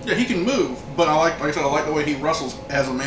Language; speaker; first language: English; native; English